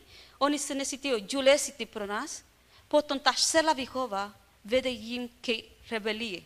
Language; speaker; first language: Czech; non-native, learner; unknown